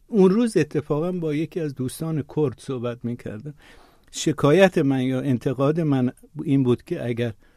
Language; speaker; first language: Persian; non-native, local second language; Azerbaijani